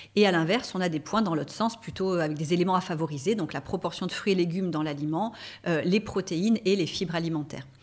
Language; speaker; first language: French; native; French